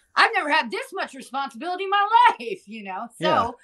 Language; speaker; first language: English; native; English